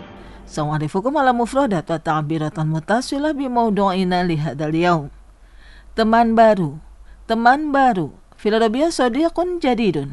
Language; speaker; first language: Arabic; non-native, fluent; Indonesian